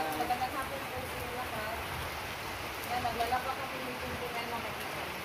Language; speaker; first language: Filipino; non-native, local second language; Cebuano